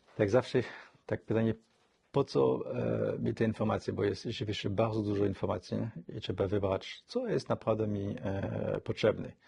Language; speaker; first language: Polish; non-native, fluent; French